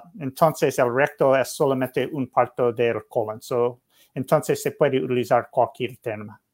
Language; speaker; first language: Spanish; non-native, learner; English